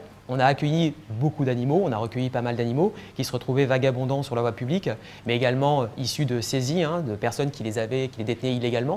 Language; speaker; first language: French; native; French